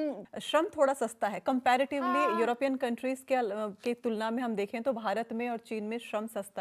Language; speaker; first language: Hindi; native; Hindi